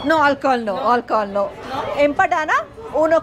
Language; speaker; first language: Spanish; non-native, learner; Kannada